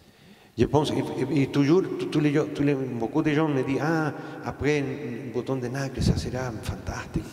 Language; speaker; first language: French; non-native, fluent; Spanish